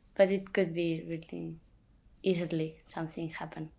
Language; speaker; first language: English; non-native, fluent; Catalan